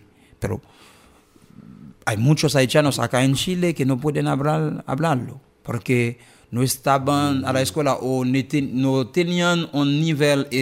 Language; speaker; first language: Spanish; non-native, learner; Haitian Creole